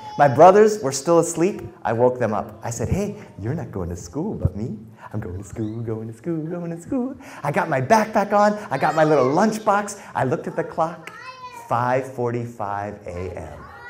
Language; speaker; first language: English; early bilingual, other home language; Spanish